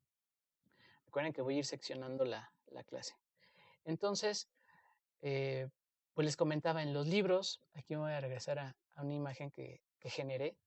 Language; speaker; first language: Spanish; native; Spanish